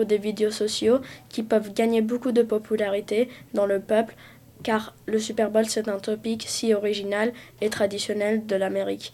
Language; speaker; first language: French; early bilingual, heritage; French